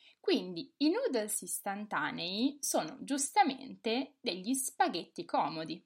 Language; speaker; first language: Italian; native; Italian